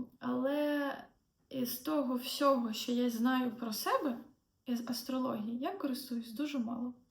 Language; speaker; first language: Ukrainian; non-native, local second language; Russian